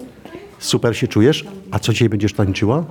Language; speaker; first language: Polish; native; Polish